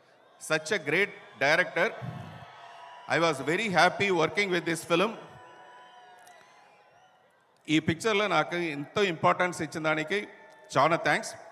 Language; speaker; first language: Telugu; non-native, local second language; Tamil